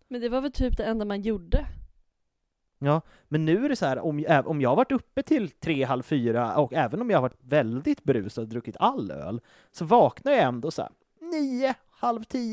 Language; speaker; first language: Swedish; native; Swedish